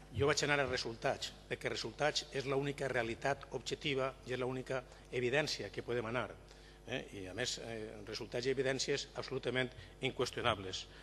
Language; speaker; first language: Catalan; native; Catalan